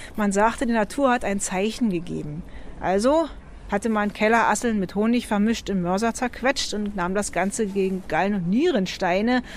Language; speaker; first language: German; native; German